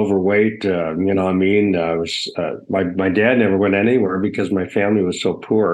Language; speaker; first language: English; native; English